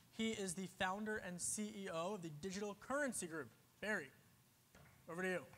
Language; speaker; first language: English; native; English